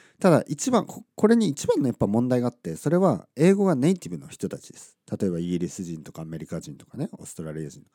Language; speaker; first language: Japanese; native; Japanese